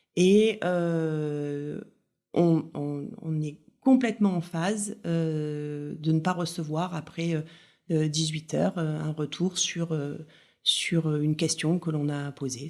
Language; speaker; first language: French; native; French